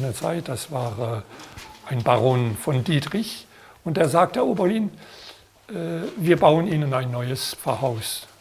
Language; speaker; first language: German; non-native, fluent; French